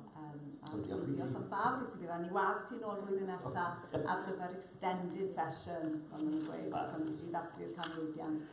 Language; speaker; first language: Welsh; native; Welsh